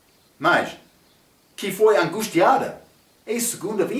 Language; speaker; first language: Portuguese; non-native, fluent; English